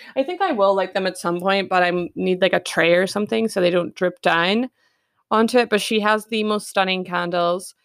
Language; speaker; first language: English; native; English